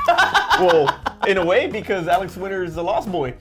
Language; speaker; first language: English; native; English